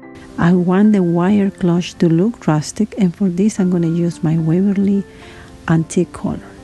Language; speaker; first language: English; non-native, fluent; Spanish